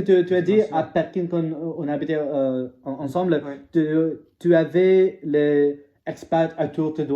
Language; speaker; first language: French; non-native, learner; English